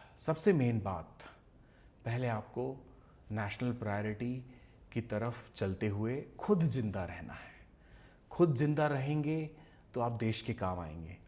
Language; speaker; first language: Hindi; native; Hindi